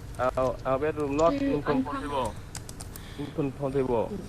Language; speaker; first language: English; non-native, learner; Vietnamese